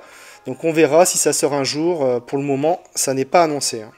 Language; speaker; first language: French; native; French